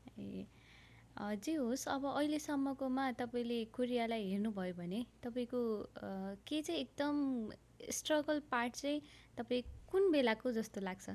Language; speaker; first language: Nepali; native; Nepali